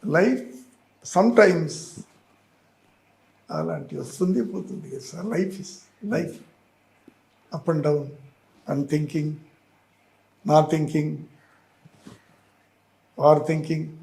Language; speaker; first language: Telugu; non-native, learner; Tamil